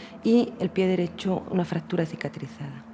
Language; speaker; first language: Spanish; native; Spanish